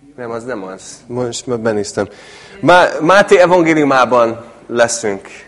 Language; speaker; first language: Hungarian; non-native, fluent; English